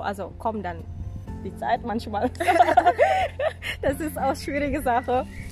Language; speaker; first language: German; non-native, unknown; Indonesian